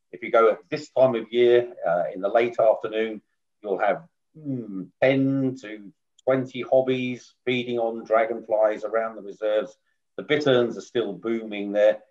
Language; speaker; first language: English; native; English